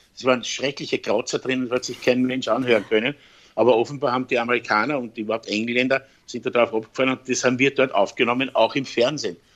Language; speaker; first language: German; native; German